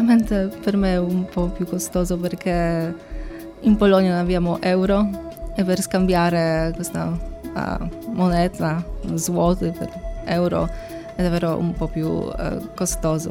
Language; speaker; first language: Italian; non-native, learner; Polish